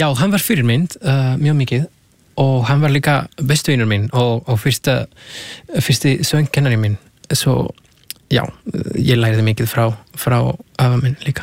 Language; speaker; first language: Icelandic; non-native, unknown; Spanish